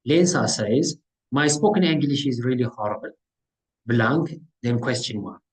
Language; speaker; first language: English; non-native, local second language; Amharic